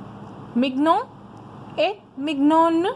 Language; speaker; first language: French; non-native, fluent; Hindi